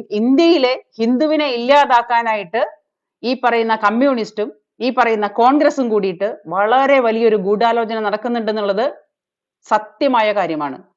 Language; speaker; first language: Malayalam; native; Malayalam